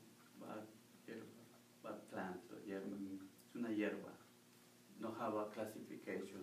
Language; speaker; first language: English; non-native, learner; Spanish